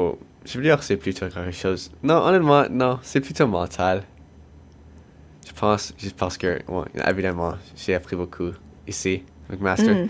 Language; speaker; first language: French; non-native, learner; English